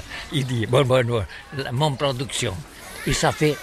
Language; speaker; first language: French; non-native, learner; Catalan